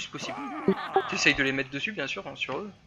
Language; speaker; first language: French; native; French